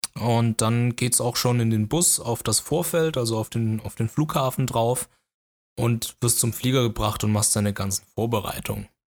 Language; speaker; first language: German; early bilingual, other home language; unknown